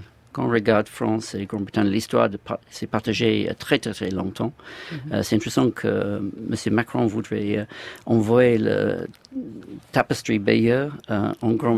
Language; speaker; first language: French; non-native, fluent; English